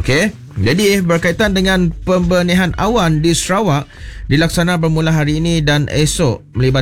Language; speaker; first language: Malay; native; Malay